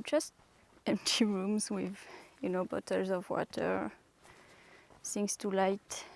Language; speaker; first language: English; non-native, fluent; French